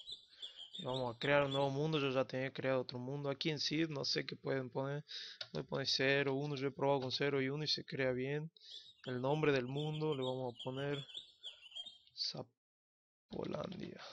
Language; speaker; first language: Spanish; native; Spanish